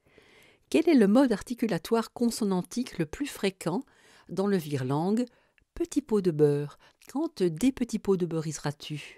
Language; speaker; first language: French; native; French